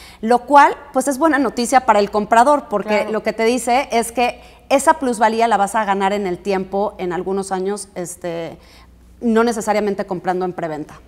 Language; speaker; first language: Spanish; native; Spanish